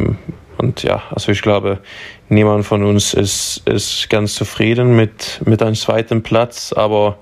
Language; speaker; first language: German; non-native, fluent; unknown